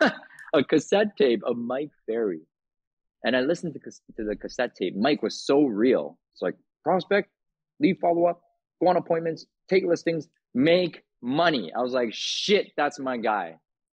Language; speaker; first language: English; early bilingual, other home language; Chinese